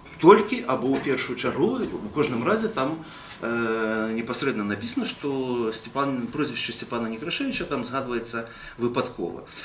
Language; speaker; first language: Belarusian; native; Belarusian